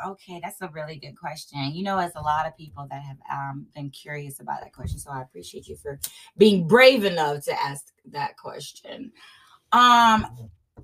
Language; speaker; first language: English; native; English